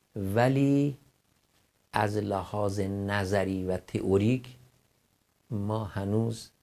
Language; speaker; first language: Persian; non-native, local second language; Kurdish